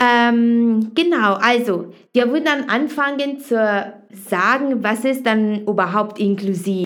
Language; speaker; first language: German; non-native, fluent; Italian